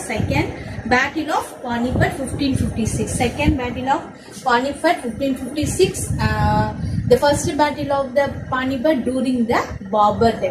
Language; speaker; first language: English; non-native, local second language; Tamil